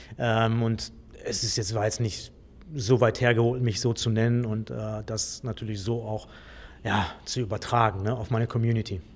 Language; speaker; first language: German; native; German